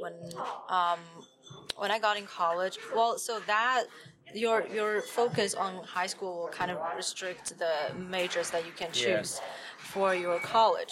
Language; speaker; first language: English; non-native, fluent; Chinese